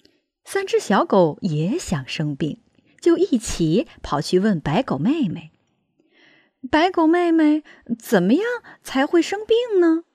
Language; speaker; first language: Chinese; native; Chinese